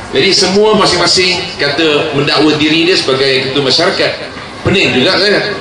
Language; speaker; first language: Malay; non-native, local second language; Chinese